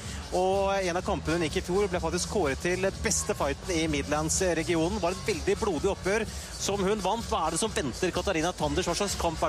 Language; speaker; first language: Norwegian; native; Norwegian